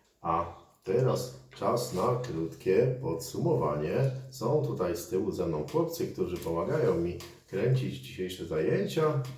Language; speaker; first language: Polish; native; Polish